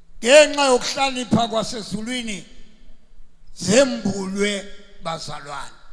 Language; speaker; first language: Zulu; native; Zulu